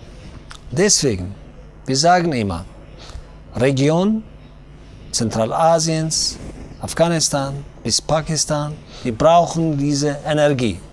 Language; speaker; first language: German; non-native, fluent; Tajik